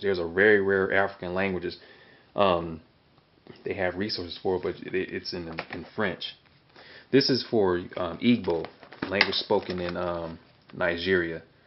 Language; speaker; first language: English; native; English